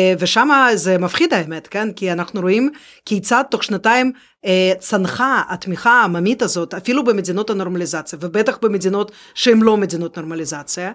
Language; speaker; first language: Hebrew; non-native, fluent; Russian